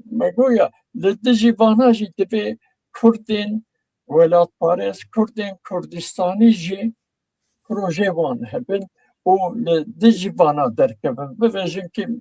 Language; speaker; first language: Kurdish; native; Kurdish